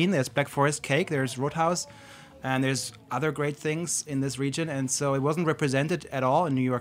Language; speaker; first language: English; non-native, fluent; German